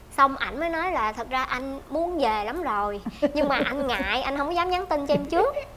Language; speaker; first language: Vietnamese; native; Vietnamese